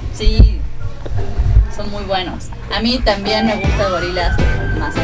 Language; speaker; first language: Spanish; native; Spanish